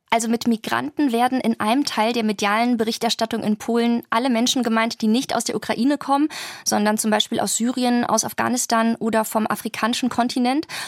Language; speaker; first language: German; early bilingual, other home language; Polish